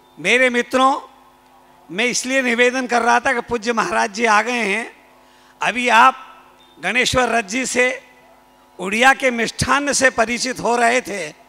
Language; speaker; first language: Hindi; native; Hindi